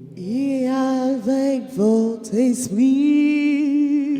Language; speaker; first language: French; non-native, local second language; Haitian Creole